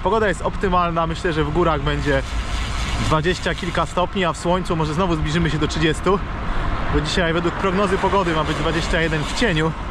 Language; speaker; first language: Polish; native; Polish